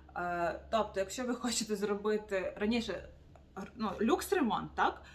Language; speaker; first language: Ukrainian; native; Ukrainian